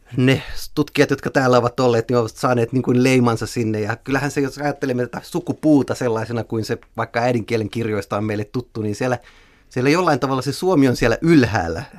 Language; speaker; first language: Finnish; native; Finnish